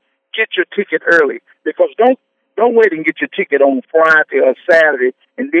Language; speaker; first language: English; native; English